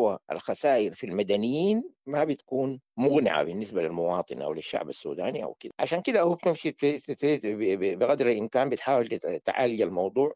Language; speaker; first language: Arabic; native; Arabic